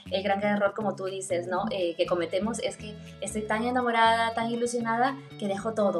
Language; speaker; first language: Spanish; native; Spanish